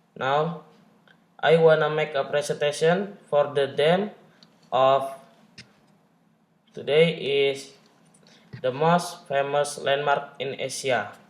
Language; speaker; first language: English; non-native, learner; Indonesian